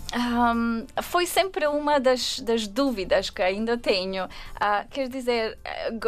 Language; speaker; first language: Portuguese; non-native, fluent; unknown